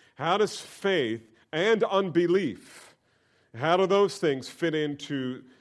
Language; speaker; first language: English; native; English